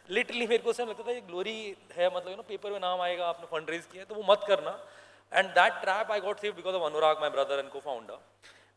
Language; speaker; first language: English; non-native, local second language; Hindi